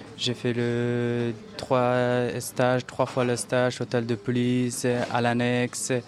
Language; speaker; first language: French; non-native, learner; Persian